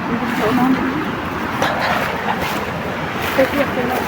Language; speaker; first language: Filipino; non-native, local second language; Cebuano